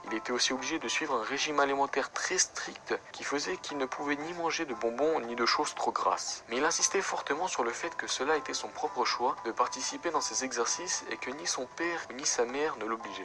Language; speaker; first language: French; native; French